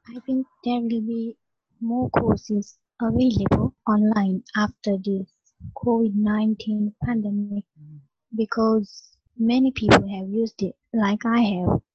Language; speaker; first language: English; non-native, local second language; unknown